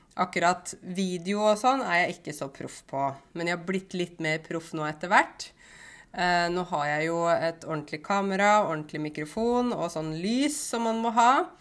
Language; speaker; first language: Norwegian; native; Norwegian